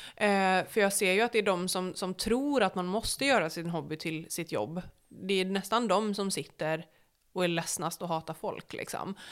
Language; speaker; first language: Swedish; native; Swedish